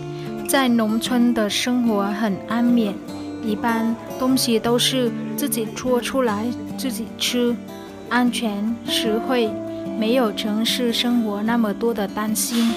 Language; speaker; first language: Chinese; non-native, fluent; Vietnamese